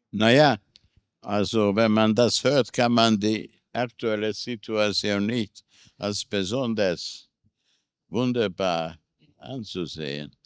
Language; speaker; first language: German; non-native, fluent; Hungarian